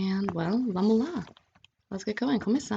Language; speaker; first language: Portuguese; non-native, fluent; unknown